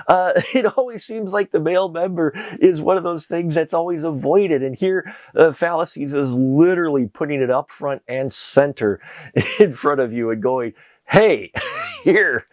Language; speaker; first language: English; native; English